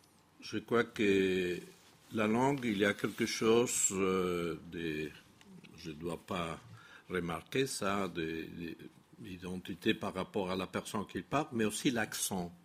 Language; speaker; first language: French; non-native, fluent; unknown